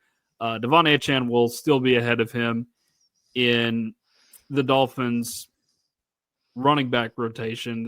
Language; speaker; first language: English; native; English